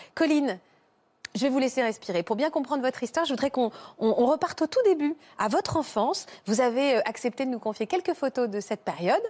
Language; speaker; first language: French; native; French